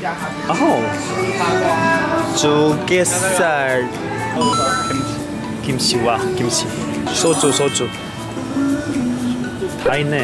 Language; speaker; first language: Korean; non-native, fluent; Chinese